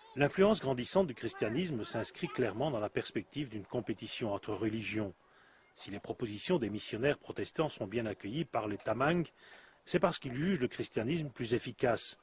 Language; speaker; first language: French; native; French